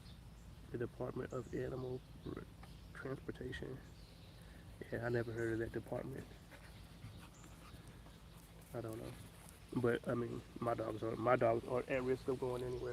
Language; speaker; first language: English; native; English